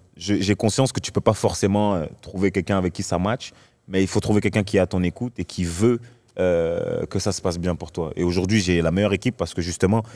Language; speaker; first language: French; native; French